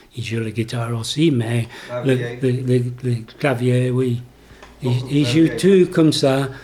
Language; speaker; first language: French; non-native, learner; English